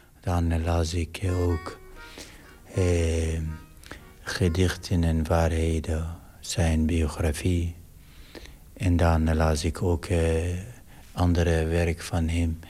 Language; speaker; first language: Dutch; non-native, fluent; Arabic